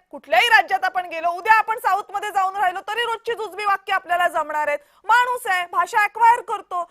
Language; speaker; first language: Marathi; native; Marathi